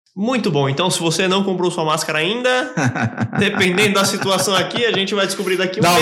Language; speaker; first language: Portuguese; native; Portuguese